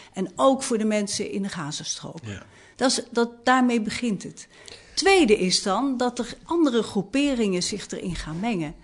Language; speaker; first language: Dutch; native; Dutch